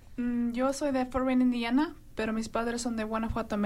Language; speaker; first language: Spanish; early bilingual, heritage; Spanish